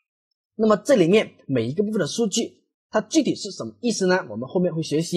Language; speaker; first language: Chinese; native; Chinese